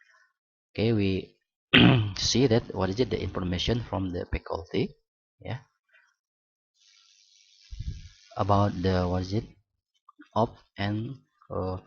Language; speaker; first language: English; non-native, learner; Indonesian